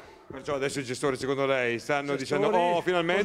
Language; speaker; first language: Italian; native; Italian